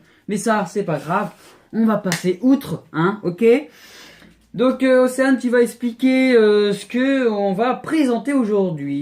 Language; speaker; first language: French; native; French